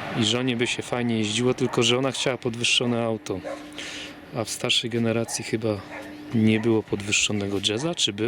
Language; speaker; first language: Polish; native; Polish